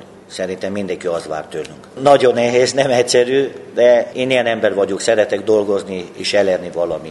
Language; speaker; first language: Hungarian; non-native, learner; Romanian